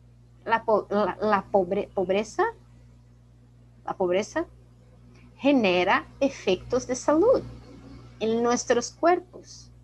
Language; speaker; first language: Spanish; non-native, fluent; Portuguese